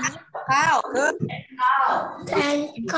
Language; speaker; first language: English; non-native, learner; Indonesian